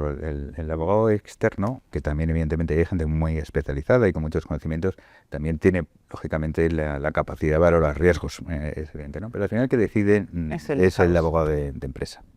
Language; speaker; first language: Spanish; native; Spanish